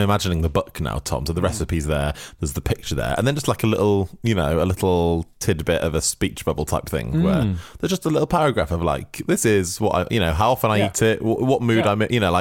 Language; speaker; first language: English; native; English